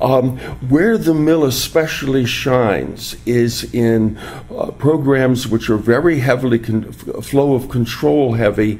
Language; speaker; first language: English; native; English